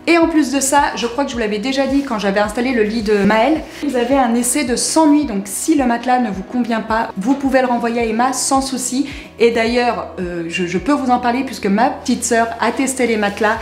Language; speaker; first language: French; native; French